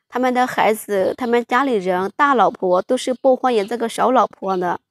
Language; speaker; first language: Chinese; non-native, fluent; Lao